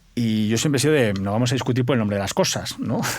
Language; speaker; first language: Spanish; native; Spanish